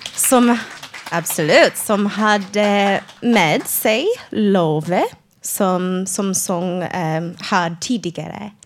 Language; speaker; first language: Swedish; non-native, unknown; English